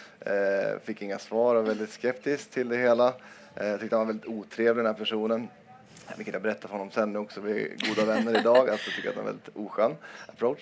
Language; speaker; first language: Swedish; native; Swedish